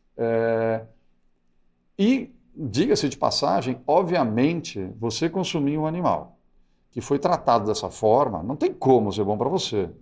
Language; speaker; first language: Portuguese; early bilingual, other home language; Spanish